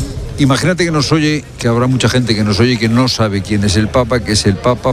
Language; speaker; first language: Spanish; native; Spanish